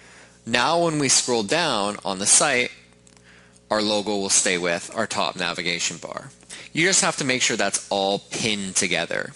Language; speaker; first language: English; native; English